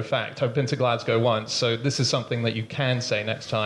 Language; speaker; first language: English; non-native, local second language; Cantonese